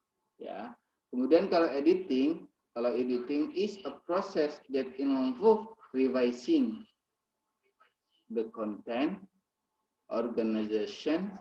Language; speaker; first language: English; non-native, learner; Indonesian